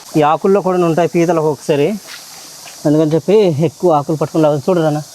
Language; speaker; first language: Telugu; non-native, local second language; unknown